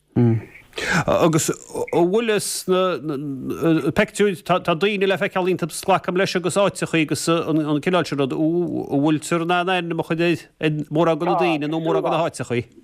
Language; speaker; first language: Irish; native; Irish